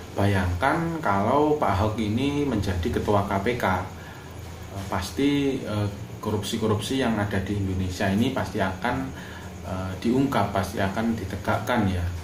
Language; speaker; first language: Indonesian; non-native, local second language; Javanese